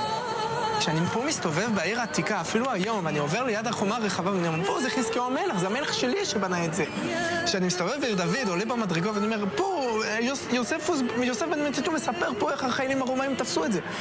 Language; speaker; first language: Hebrew; non-native, fluent; French